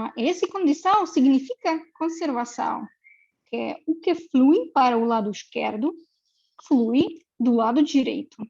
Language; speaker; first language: Portuguese; non-native, fluent; Russian